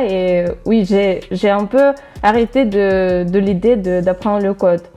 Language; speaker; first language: French; non-native, fluent; Russian